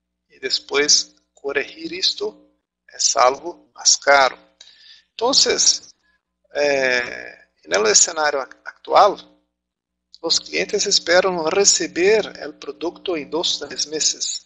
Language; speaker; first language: Portuguese; native; Portuguese